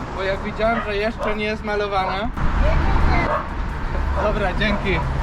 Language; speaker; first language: Polish; non-native, learner; Spanish